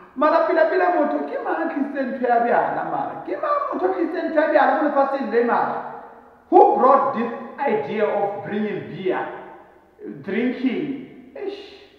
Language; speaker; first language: English; non-native, local second language; Northern Sotho